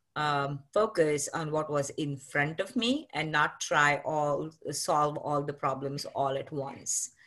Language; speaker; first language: English; non-native, local second language; Marathi